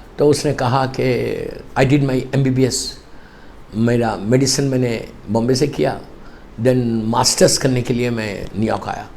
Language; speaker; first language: Urdu; native; Urdu